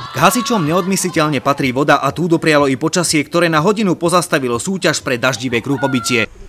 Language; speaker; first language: Slovak; native; Slovak